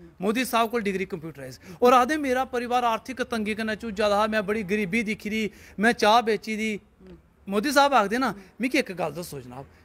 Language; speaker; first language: Punjabi; non-native, local second language; Dogri